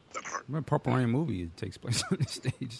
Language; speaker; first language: English; native; English